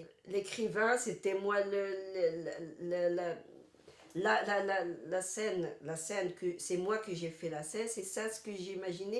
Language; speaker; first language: French; non-native, local second language; Arabic